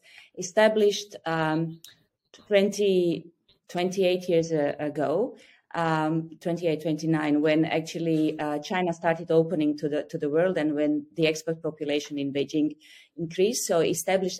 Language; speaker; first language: English; non-native, fluent; Croatian